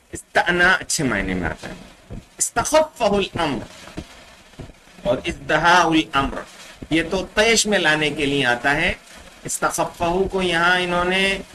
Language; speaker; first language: Urdu; native; Urdu